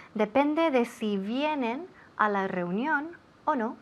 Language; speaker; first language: Spanish; non-native, fluent; English